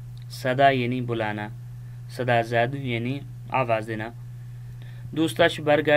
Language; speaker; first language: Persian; non-native, fluent; Urdu